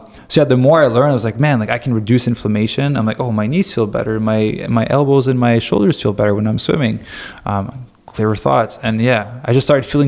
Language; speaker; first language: English; native; English